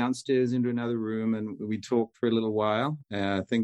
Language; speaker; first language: English; native; English